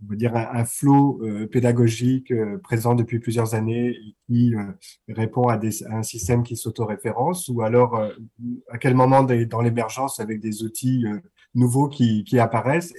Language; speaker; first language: French; native; French